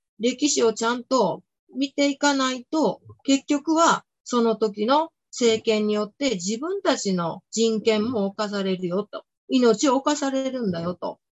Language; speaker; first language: Japanese; native; Japanese